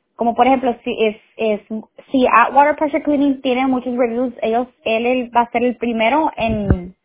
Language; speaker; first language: Spanish; early bilingual, heritage; Spanish